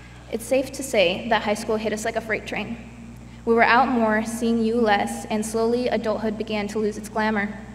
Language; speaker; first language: English; early bilingual, other home language; Spanish